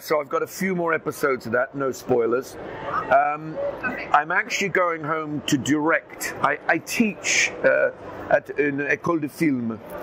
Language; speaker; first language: English; native; English